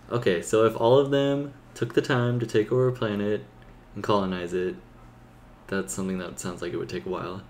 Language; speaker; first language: English; native; English